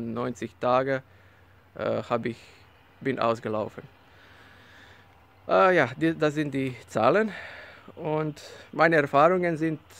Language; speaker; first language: German; non-native, learner; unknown